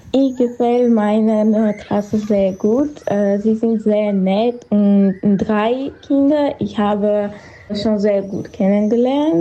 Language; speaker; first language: German; non-native, learner; Armenian